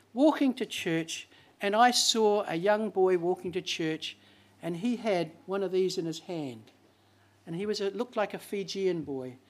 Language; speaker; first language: English; native; English